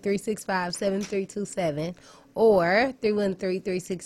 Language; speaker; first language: English; native; English